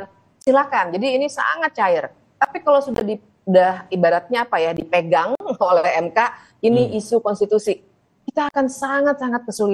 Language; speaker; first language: Indonesian; native; Indonesian